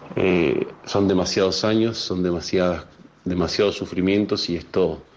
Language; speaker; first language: Spanish; native; Spanish